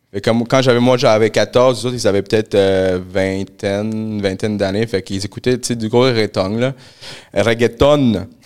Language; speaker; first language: French; early bilingual, other home language; Spanish